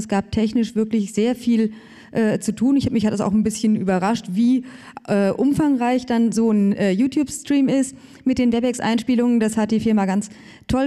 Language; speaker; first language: German; native; German